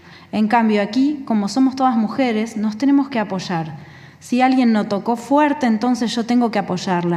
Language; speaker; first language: Spanish; native; Spanish